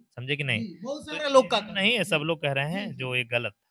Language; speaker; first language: Hindi; native; Hindi